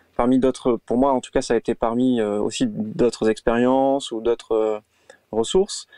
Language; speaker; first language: French; native; French